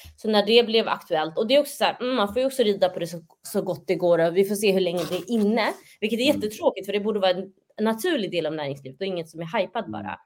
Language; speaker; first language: Swedish; early bilingual, other home language; Somali